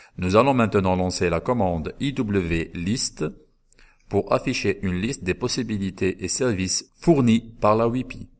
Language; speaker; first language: French; non-native, local second language; Arabic